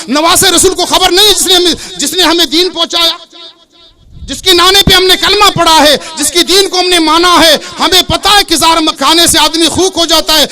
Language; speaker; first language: Urdu; non-native, local second language; Baluchi